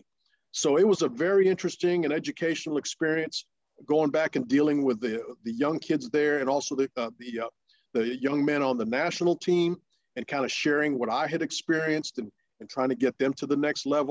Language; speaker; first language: English; non-native, fluent; Russian